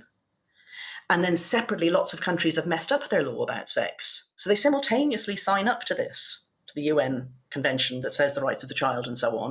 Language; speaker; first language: English; native; English